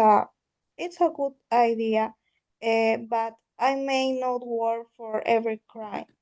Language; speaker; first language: English; non-native, learner; Spanish